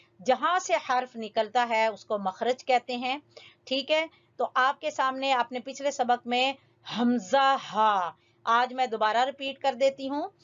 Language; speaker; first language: Urdu; native; Urdu